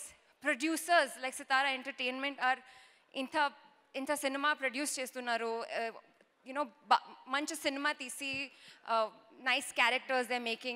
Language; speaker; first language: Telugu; non-native, learner; Kannada